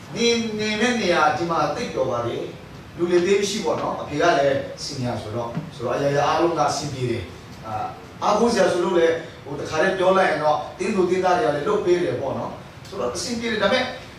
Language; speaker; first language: Burmese; non-native, local second language; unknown